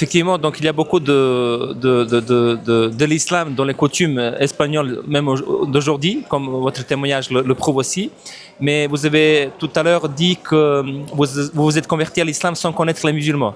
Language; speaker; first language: French; non-native, fluent; Bosnian